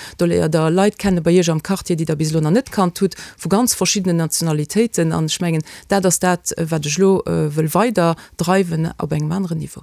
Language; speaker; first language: Luxembourgish; native; Luxembourgish